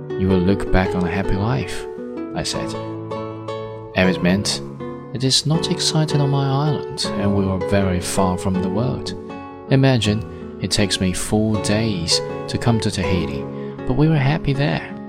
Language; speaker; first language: English; non-native, fluent; Chinese